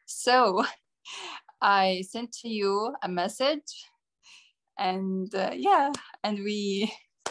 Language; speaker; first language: English; non-native, learner; Arabic